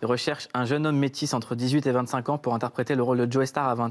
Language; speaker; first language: French; native; French